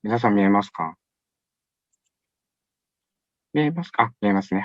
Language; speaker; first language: Japanese; non-native, fluent; Uyghur